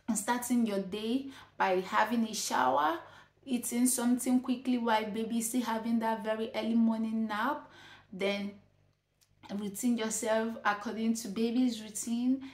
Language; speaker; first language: English; non-native, local second language; Igbo